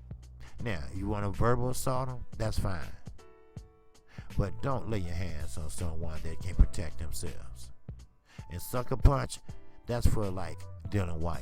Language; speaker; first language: English; native; English